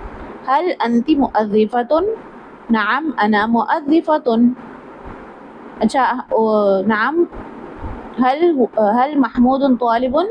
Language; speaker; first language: Arabic; non-native, fluent; Urdu